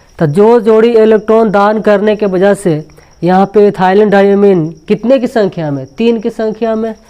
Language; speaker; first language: Hindi; native; Hindi